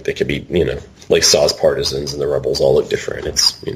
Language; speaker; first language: English; native; English